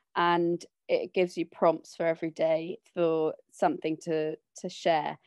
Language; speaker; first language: English; native; English